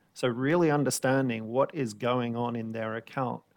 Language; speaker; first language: English; native; English